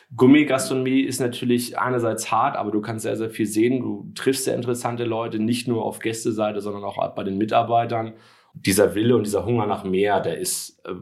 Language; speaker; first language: German; native; German